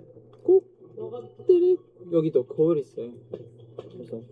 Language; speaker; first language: Korean; non-native, fluent; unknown